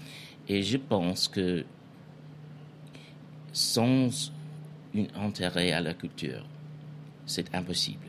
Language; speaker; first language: French; non-native, fluent; English